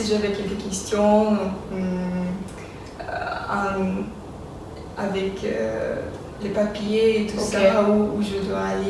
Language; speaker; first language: French; non-native, fluent; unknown